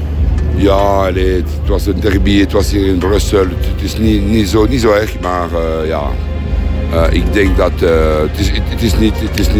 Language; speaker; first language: Dutch; non-native, local second language; French